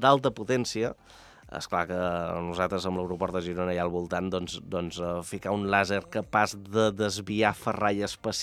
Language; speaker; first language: Catalan; native; Catalan